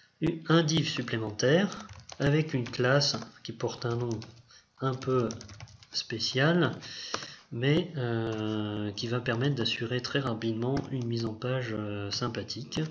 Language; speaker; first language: French; native; French